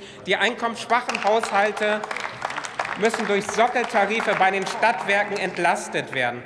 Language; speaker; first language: German; native; German